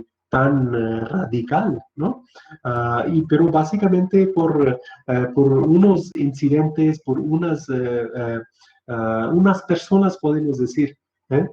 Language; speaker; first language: Spanish; non-native, fluent; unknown